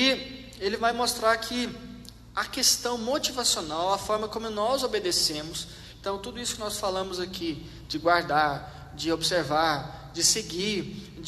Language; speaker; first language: Portuguese; native; Portuguese